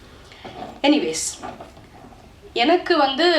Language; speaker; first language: Tamil; native; Tamil